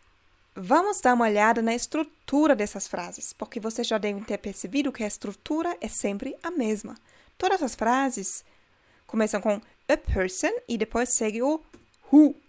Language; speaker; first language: Portuguese; non-native, fluent; German